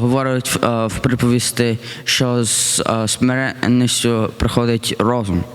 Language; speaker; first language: Ukrainian; early bilingual, heritage; Ukrainian